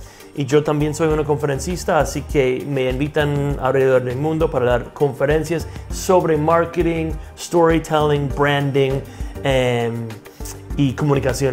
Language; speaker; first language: Spanish; non-native, fluent; English